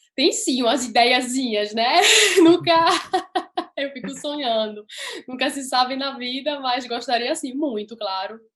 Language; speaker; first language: Portuguese; early bilingual, heritage; Portuguese